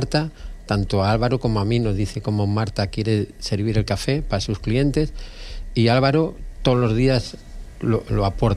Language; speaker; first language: Spanish; native; Spanish